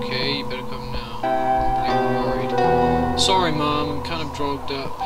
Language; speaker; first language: English; native; English